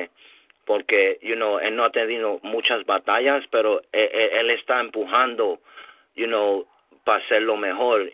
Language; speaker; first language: Spanish; early bilingual, heritage; English